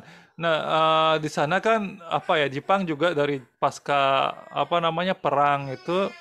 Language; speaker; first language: Indonesian; native; Indonesian